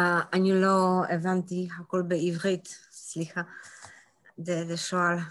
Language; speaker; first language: Hebrew; non-native, learner; Spanish